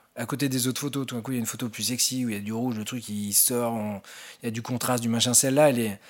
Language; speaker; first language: French; native; French